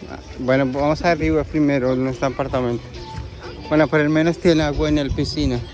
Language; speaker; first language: Spanish; non-native, learner; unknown